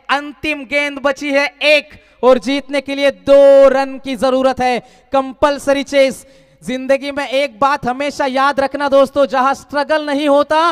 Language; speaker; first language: Hindi; non-native, local second language; Marathi